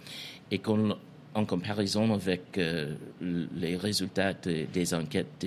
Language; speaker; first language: French; non-native, fluent; English